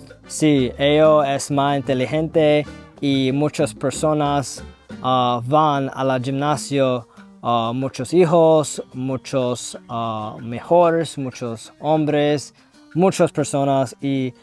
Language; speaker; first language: Spanish; non-native, learner; English